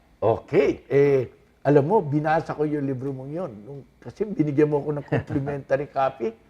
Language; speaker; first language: Filipino; native; Filipino